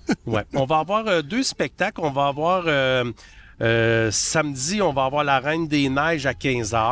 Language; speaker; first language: French; native; French